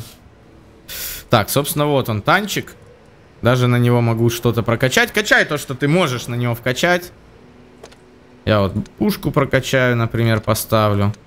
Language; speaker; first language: Russian; native; Russian